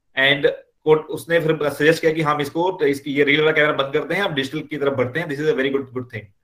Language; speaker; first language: Hindi; native; Hindi